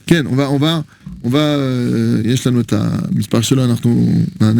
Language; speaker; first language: Hebrew; non-native, fluent; French